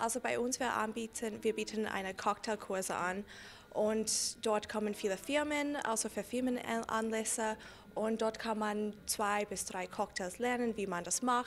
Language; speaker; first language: German; non-native, fluent; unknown